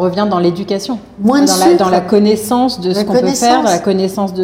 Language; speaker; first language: French; native; French